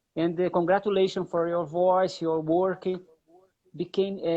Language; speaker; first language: English; non-native, learner; Portuguese